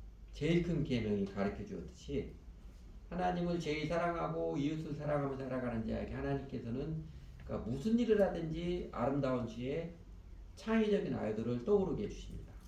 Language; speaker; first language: Korean; native; Korean